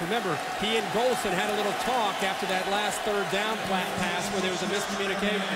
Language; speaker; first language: English; native; English